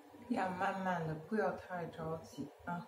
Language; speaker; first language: Chinese; non-native, fluent; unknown